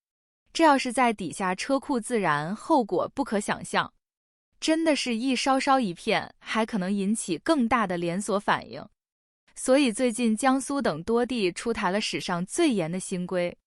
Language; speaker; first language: Chinese; native; Chinese